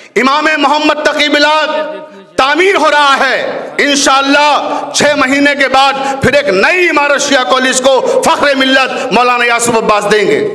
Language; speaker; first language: Hindi; native; Hindi